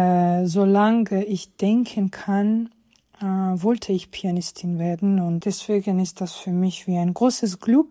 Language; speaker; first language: German; non-native, fluent; Georgian